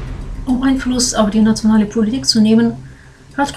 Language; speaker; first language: German; non-native, fluent; Ukrainian